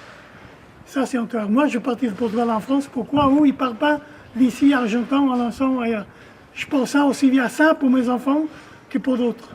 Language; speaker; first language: French; native; French